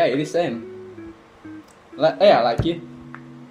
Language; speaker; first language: English; non-native, learner; Javanese